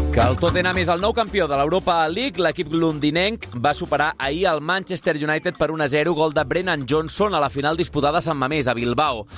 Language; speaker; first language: Catalan; native; Catalan